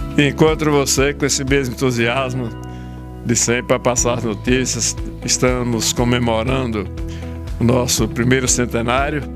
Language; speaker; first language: Portuguese; early bilingual, other home language; Italian